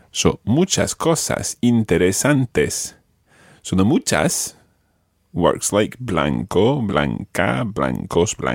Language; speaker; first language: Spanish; non-native, fluent; English